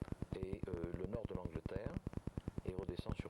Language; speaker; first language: French; native; French